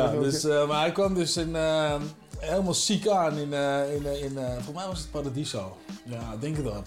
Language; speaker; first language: Dutch; native; Dutch